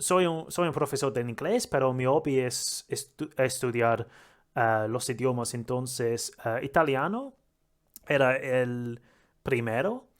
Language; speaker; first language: Spanish; non-native, learner; English